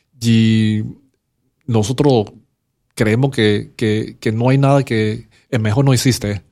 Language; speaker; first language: Spanish; early bilingual, other home language; Cantonese